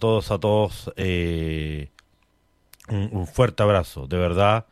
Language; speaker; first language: Spanish; native; Spanish